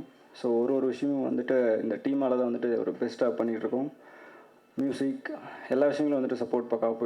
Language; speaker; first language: Tamil; native; Tamil